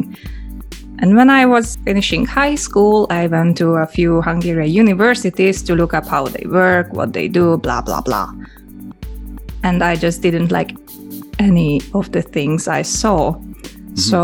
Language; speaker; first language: English; non-native, fluent; Hungarian